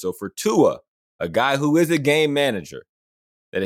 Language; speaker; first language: English; native; English